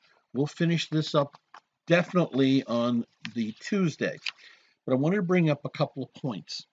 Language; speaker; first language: English; native; English